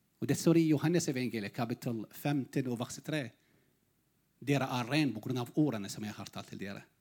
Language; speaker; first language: Norwegian; non-native, learner; Arabic